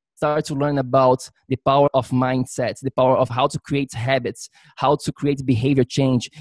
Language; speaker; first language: English; non-native, fluent; Portuguese